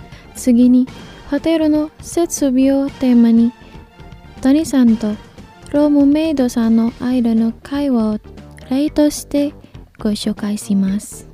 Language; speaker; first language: Japanese; non-native, fluent; Indonesian